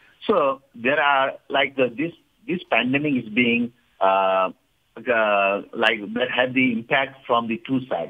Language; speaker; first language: English; non-native, fluent; Nepali